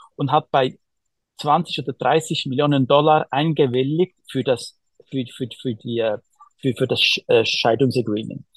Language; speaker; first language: German; native; German